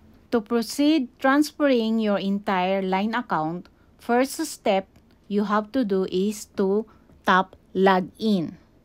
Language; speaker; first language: English; non-native, local second language; Filipino